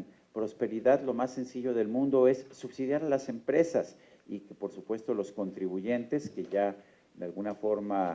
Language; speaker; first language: Spanish; native; Spanish